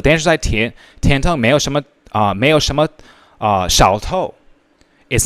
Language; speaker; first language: Chinese; non-native, fluent; English